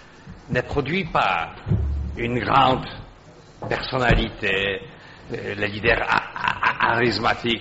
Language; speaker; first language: French; non-native, fluent; Polish